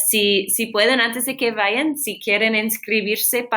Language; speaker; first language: Spanish; non-native, fluent; English